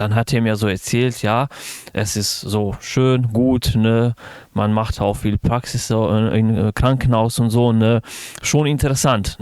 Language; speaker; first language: German; non-native, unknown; Bosnian